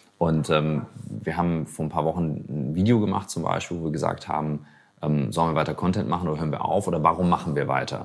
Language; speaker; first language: German; native; German